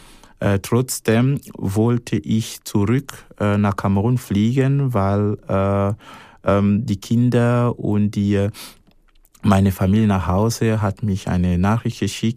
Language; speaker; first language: German; non-native, fluent; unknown